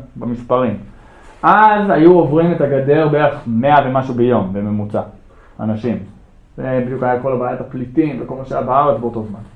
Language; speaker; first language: Hebrew; early bilingual, other home language; English